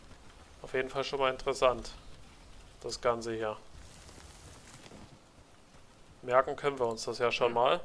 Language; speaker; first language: German; native; German